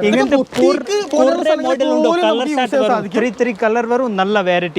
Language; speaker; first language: Malayalam; non-native, local second language; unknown